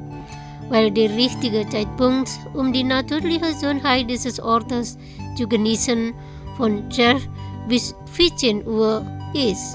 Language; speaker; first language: German; non-native, fluent; Indonesian